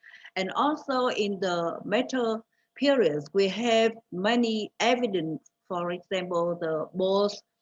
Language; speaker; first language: English; non-native, fluent; Vietnamese